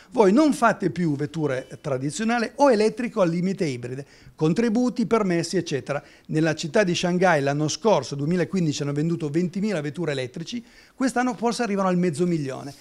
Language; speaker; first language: Italian; native; Italian